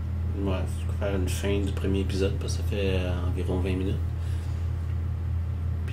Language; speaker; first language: French; native; French